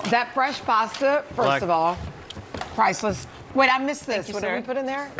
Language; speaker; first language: English; native; English